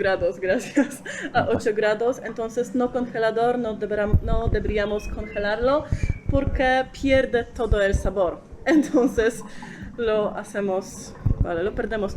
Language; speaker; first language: Spanish; non-native, fluent; Polish